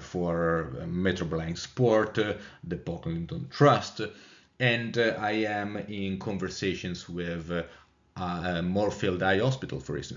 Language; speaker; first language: English; non-native, fluent; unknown